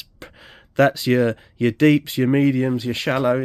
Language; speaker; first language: English; native; English